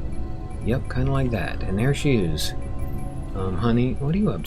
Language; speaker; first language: English; native; English